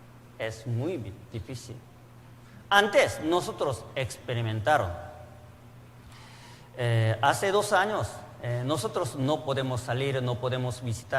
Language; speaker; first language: Spanish; non-native, learner; Korean